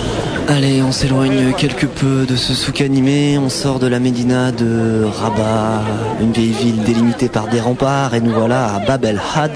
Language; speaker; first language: French; native; French